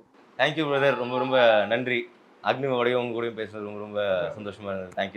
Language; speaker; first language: Tamil; native; Tamil